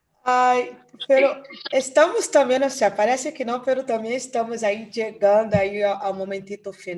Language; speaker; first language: Portuguese; non-native, fluent; Spanish